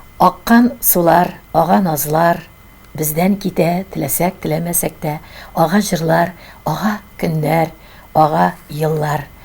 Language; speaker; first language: Tatar; native; Tatar